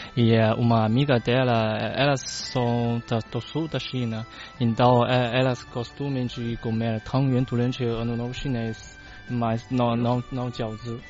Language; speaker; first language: Portuguese; non-native, learner; Chinese